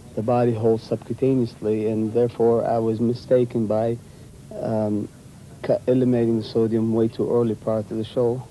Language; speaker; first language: English; non-native, fluent; Arabic